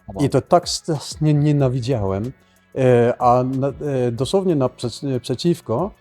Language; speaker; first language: Polish; non-native, fluent; Danish